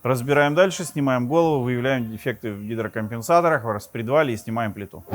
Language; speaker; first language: Russian; native; Russian